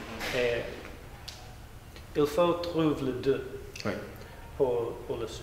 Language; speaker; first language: French; non-native, learner; English